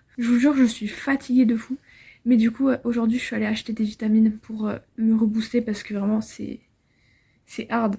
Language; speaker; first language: French; native; French